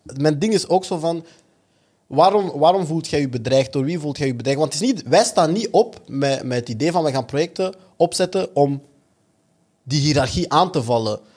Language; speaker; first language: Dutch; early bilingual, other home language; French